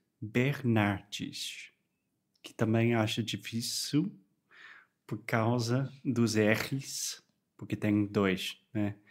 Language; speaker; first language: Portuguese; non-native, fluent; English